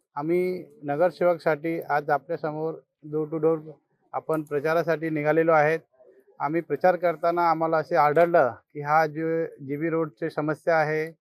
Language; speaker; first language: Marathi; non-native, local second language; Hindi